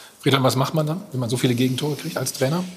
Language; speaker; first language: German; native; German